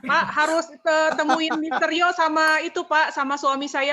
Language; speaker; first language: Indonesian; native; Indonesian